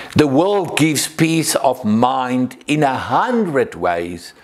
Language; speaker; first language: English; non-native, local second language; Afrikaans